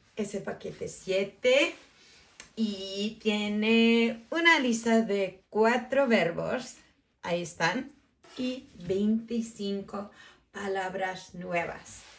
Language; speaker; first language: Spanish; non-native, learner; English